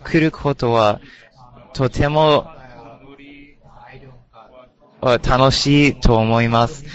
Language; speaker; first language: Japanese; non-native, learner; English